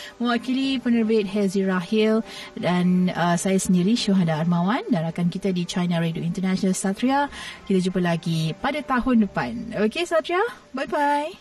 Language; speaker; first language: Malay; native; Malay